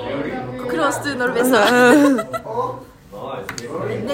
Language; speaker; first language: English; non-native, learner; Japanese